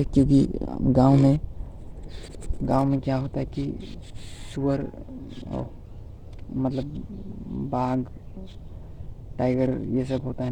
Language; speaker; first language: Hindi; non-native, local second language; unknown